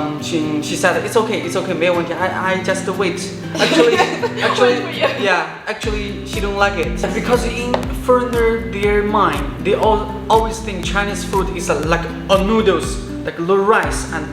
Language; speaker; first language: English; non-native, learner; Chinese